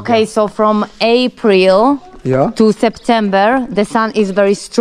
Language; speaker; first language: English; non-native, learner; Polish